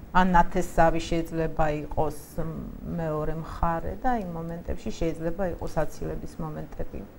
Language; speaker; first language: Georgian; non-native, local second language; Azerbaijani